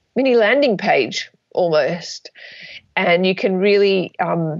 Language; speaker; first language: English; native; English